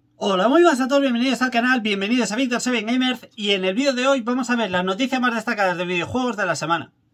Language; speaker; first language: Spanish; native; Spanish